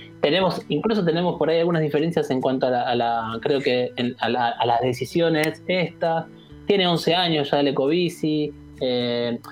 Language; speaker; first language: Spanish; native; Spanish